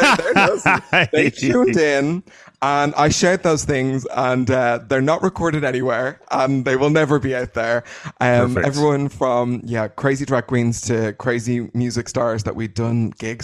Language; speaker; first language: English; native; English